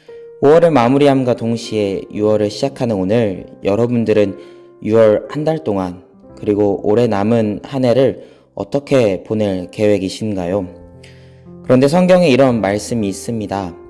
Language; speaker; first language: Korean; native; Korean